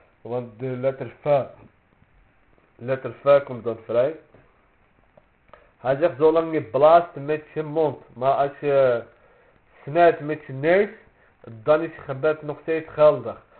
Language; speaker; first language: Dutch; early bilingual, other home language; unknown